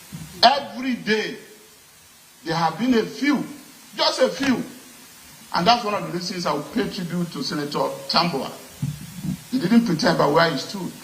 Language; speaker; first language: English; non-native, local second language; Yoruba